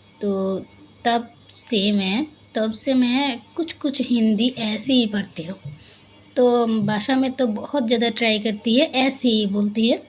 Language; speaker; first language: Hindi; non-native, learner; Bangla